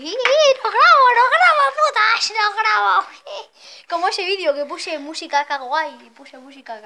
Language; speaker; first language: Spanish; native; Spanish